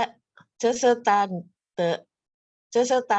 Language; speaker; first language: Chinese; non-native, learner; Indonesian